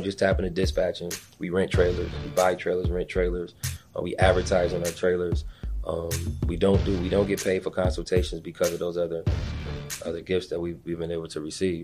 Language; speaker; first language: English; native; English